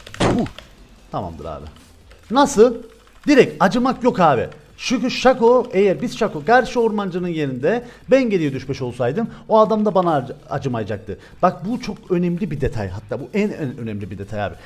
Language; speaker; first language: Turkish; native; Turkish